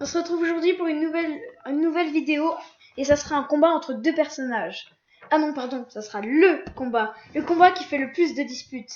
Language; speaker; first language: French; native; French